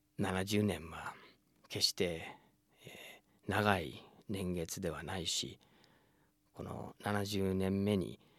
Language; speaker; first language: Japanese; non-native, fluent; English